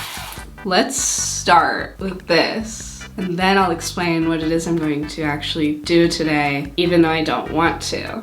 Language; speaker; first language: English; native; English